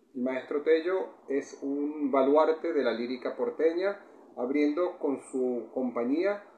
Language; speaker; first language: Spanish; native; Spanish